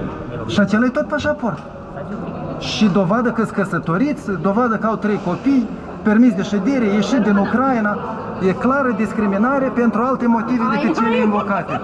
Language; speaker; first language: Romanian; native; Romanian